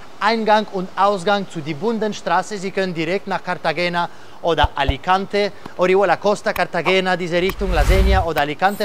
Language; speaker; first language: German; non-native, fluent; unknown